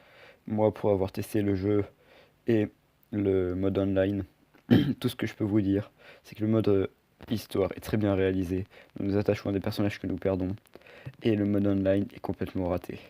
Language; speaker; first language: French; native; French